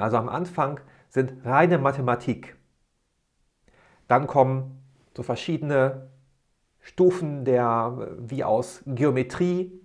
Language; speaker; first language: German; native; German